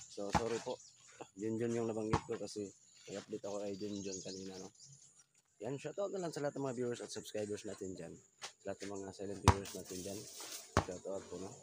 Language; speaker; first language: Filipino; non-native, local second language; Cebuano